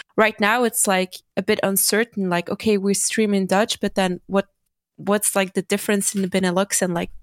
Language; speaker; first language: English; non-native, fluent; Dutch